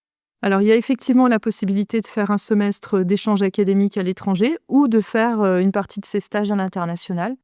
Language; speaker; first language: French; native; French